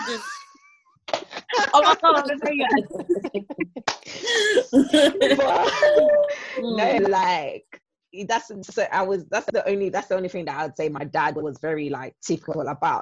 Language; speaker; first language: English; non-native, local second language; Yoruba